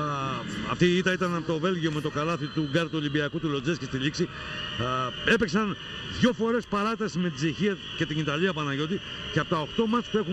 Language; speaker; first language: Greek; native; Greek